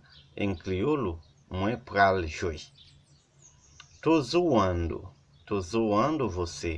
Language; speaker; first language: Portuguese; non-native, learner; Haitian Creole